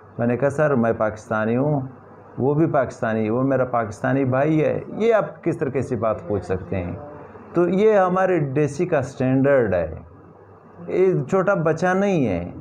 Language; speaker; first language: Urdu; non-native, local second language; Pashto